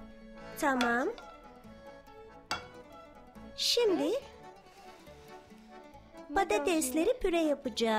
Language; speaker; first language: Turkish; early bilingual, heritage; Turkish